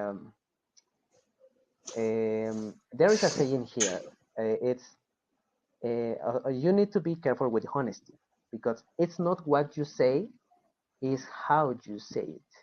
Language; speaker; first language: English; non-native, fluent; Spanish